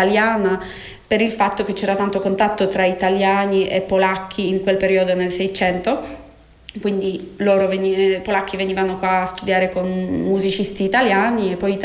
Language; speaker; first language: Italian; non-native, fluent; Polish